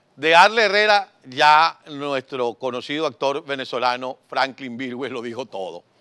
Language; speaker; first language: Spanish; native; Spanish